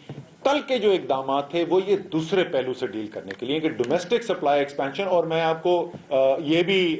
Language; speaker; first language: Urdu; native; Urdu